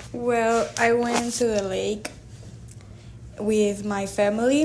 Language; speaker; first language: English; non-native, learner; Spanish